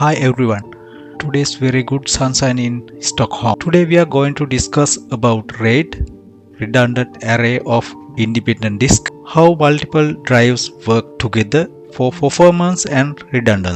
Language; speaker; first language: English; non-native, fluent; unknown